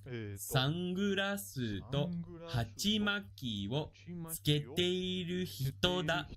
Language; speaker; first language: Japanese; non-native, fluent; English